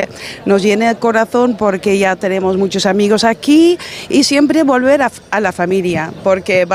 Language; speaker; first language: Spanish; non-native, fluent; Dutch